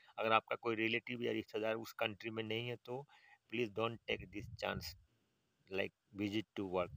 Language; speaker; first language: Hindi; native; Hindi